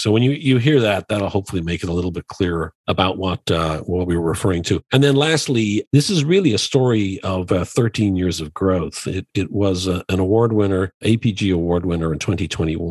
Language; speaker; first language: English; native; English